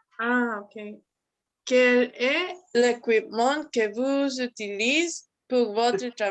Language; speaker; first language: French; non-native, learner; Spanish